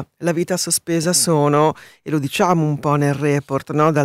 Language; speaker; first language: Italian; native; Italian